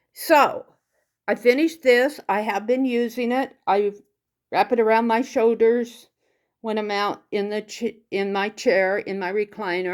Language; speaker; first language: English; native; English